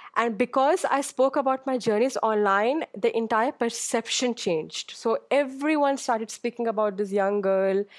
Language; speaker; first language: English; non-native, local second language; Urdu